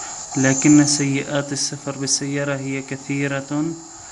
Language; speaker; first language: Arabic; native; Arabic